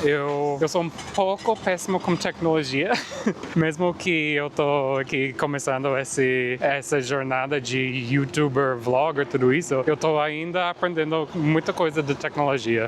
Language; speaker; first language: Portuguese; non-native, fluent; English